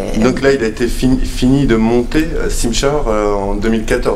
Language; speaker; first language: French; native; French